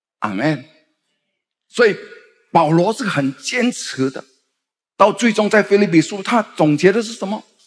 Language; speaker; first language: Chinese; native; Chinese